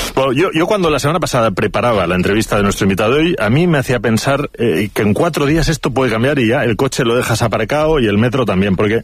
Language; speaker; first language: Spanish; native; Spanish